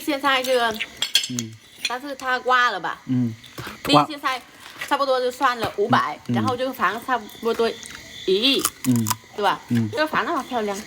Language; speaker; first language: Chinese; non-native, fluent; Vietnamese